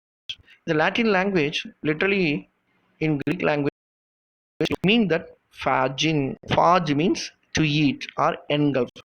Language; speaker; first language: English; non-native, local second language; Tamil